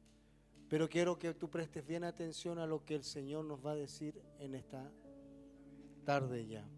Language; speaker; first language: Spanish; native; Spanish